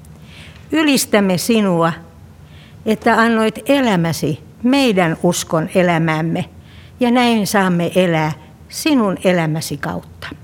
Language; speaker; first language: Finnish; native; Finnish